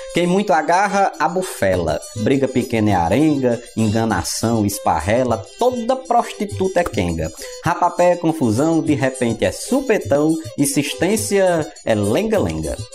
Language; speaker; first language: Portuguese; native; Portuguese